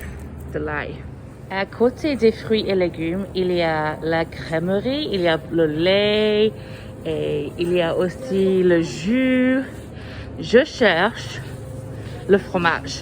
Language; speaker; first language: French; non-native, fluent; English